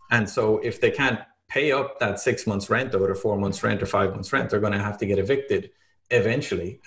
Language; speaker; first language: English; native; English